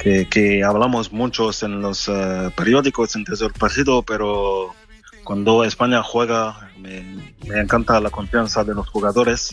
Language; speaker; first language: Spanish; non-native, fluent; French